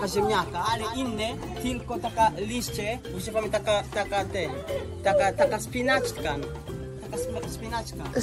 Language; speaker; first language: Polish; non-native, learner; Swahili